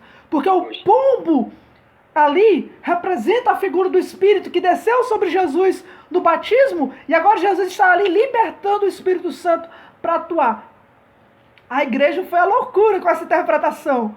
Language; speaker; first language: Portuguese; native; Portuguese